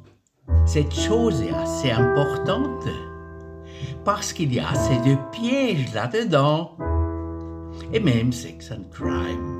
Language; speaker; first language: French; non-native, fluent; German